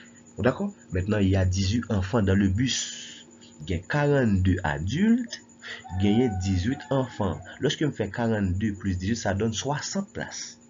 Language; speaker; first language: French; non-native, local second language; Haitian Creole